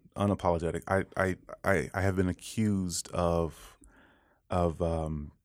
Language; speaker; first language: English; native; English